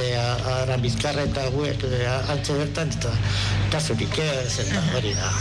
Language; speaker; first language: Basque; non-native, local second language; Spanish